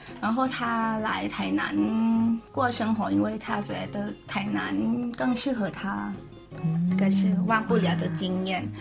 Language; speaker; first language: Chinese; non-native, learner; Thai